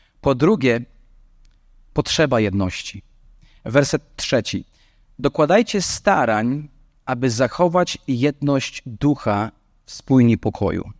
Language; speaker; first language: Polish; non-native, fluent; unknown